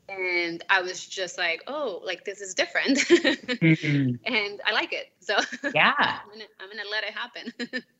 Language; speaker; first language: English; non-native, fluent; Spanish